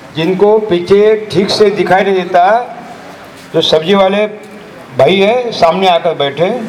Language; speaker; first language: Hindi; non-native, local second language; Marathi